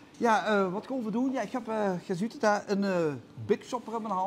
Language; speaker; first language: Dutch; native; Dutch